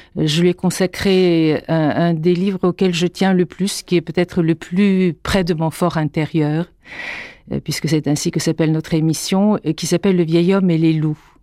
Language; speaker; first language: French; non-native, fluent; Bulgarian